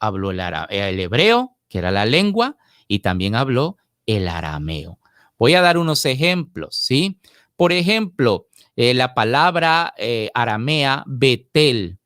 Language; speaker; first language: Spanish; native; Spanish